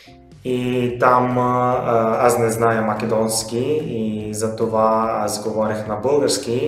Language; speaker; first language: Bulgarian; non-native, learner; Italian